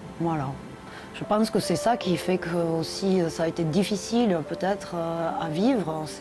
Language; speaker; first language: French; native; French